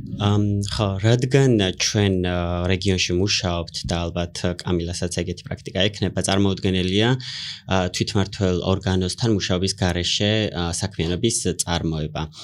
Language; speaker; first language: Georgian; native; Georgian